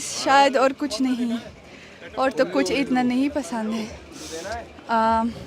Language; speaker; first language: Hindi; non-native, learner; Russian